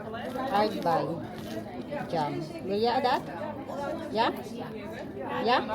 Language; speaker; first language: Dutch; non-native, learner; Filipino